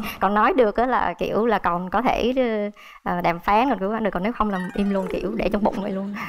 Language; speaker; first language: Vietnamese; native; Vietnamese